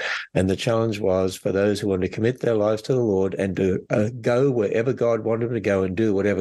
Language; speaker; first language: English; native; English